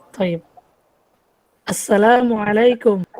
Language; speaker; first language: Arabic; non-native, learner; Indonesian